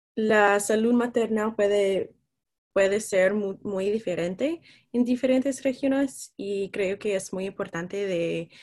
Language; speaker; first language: Spanish; non-native, fluent; English